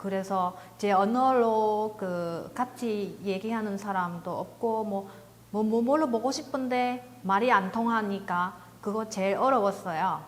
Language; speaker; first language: Korean; non-native, learner; Vietnamese